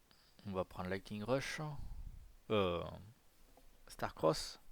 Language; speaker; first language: French; native; French